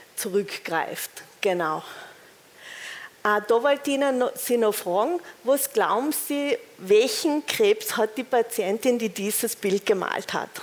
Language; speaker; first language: German; native; German